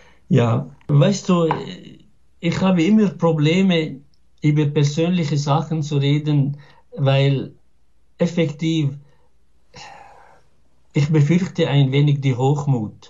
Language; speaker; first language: German; non-native, fluent; Arabic